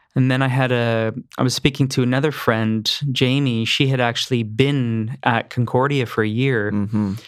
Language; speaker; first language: English; native; English